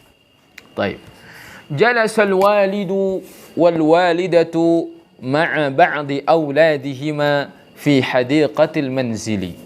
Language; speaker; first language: Arabic; non-native, fluent; Indonesian